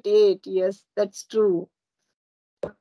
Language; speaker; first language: English; non-native, learner; Marathi